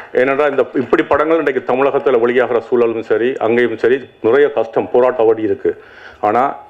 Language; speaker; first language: Tamil; native; Tamil